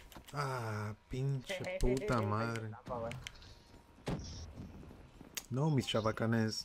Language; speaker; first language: Spanish; native; Spanish